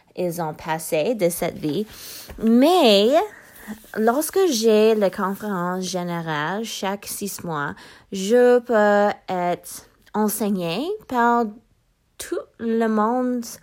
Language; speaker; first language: French; non-native, learner; English